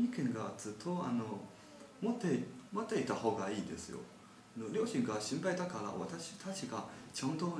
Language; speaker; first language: Japanese; non-native, learner; Chinese